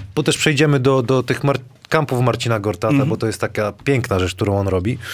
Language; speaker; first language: Polish; native; Polish